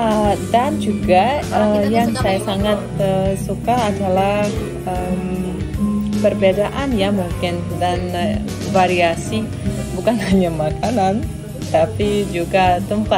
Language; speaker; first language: Indonesian; non-native, fluent; Russian